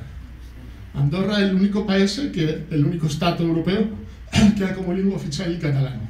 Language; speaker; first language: Italian; non-native, fluent; Catalan